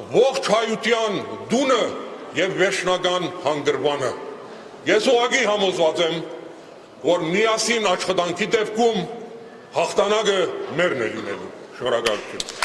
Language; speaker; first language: Armenian; early bilingual, heritage; Armenian